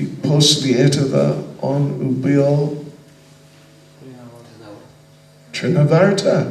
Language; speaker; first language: Russian; non-native, learner; English